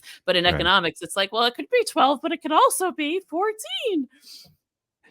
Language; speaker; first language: English; native; English